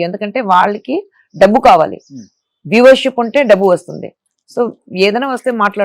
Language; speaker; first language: Telugu; non-native, fluent; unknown